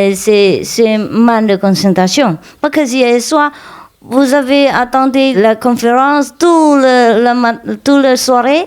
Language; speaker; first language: French; non-native, fluent; Vietnamese